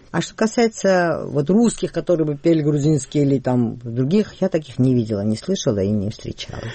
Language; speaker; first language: Russian; non-native, local second language; Georgian